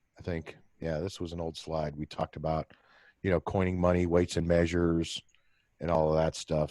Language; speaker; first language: English; native; English